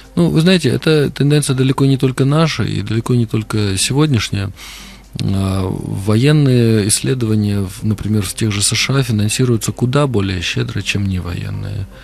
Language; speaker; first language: Russian; native; Russian